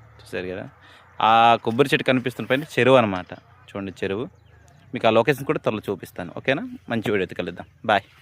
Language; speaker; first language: Telugu; non-native, local second language; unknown